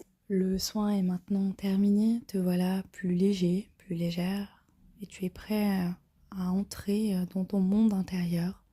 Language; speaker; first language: French; native; French